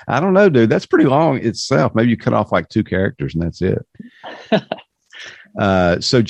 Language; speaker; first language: English; native; English